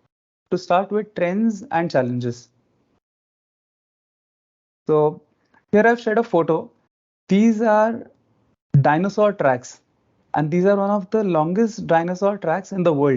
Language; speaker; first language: English; non-native, local second language; Marathi